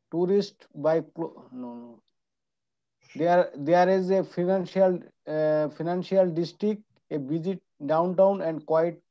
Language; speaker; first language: English; non-native, learner; Bangla